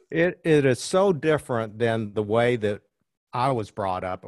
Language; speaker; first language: English; early bilingual, other home language; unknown